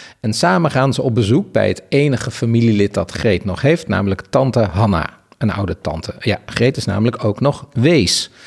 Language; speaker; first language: Dutch; native; Dutch